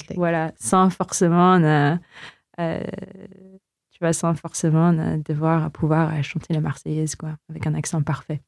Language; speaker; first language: French; non-native, fluent; Filipino